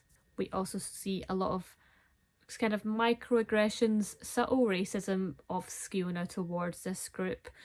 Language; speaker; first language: English; native; English